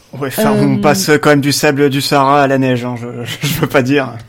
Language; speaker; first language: French; native; French